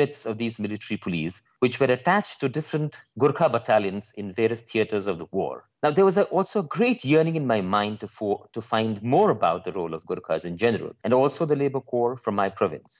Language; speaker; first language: English; non-native, local second language; Nepali